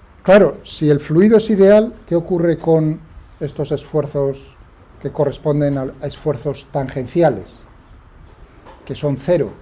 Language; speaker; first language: Spanish; native; Spanish